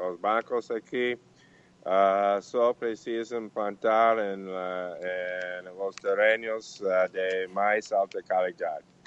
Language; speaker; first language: Portuguese; non-native, learner; Spanish